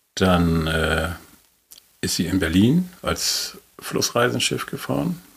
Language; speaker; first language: German; native; German